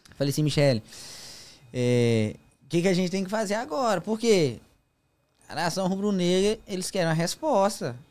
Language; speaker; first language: Portuguese; native; Portuguese